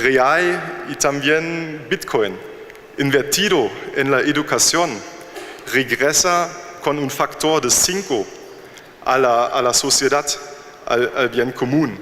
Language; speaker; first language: Spanish; non-native, learner; German